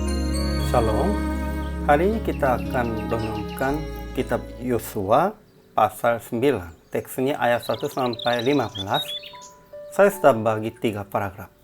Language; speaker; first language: Indonesian; non-native, fluent; Korean